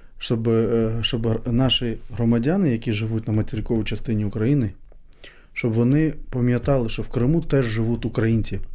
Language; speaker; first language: Ukrainian; non-native, fluent; Crimean Tatar